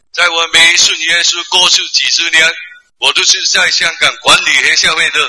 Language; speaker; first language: Chinese; non-native, local second language; Cantonese